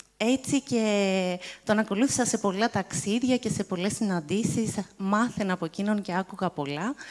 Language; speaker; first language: Greek; native; Greek